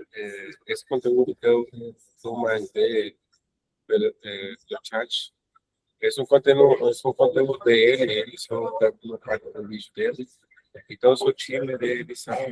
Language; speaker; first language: Portuguese; non-native, learner; Spanish